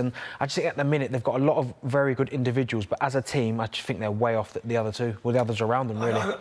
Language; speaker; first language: English; native; English